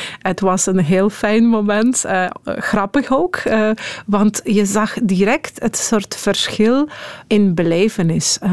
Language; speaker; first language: Dutch; non-native, fluent; Polish